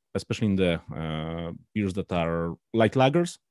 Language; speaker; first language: English; non-native, fluent; Polish